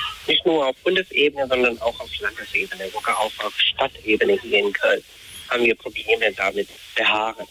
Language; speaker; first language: German; non-native, fluent; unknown